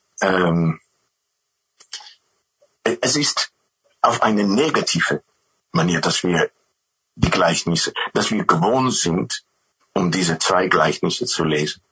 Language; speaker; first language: German; non-native, learner; Dutch